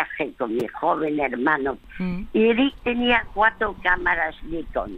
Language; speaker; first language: Spanish; early bilingual, other home language; French